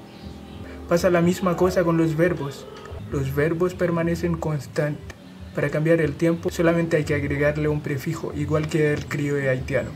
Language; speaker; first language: Spanish; non-native, fluent; Haitian Creole